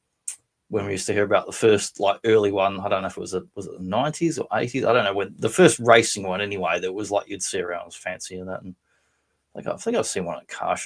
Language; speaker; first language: English; native; English